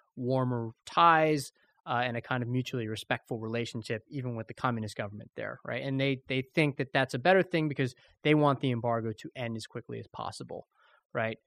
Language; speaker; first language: English; early bilingual, other home language; Spanish